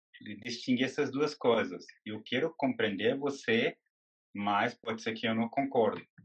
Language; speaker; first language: Portuguese; non-native, fluent; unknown